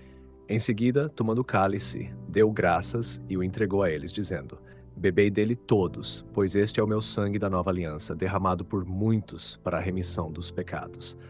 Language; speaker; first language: Portuguese; native; Portuguese